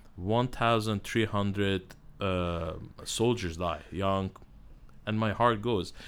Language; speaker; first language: English; non-native, learner; Armenian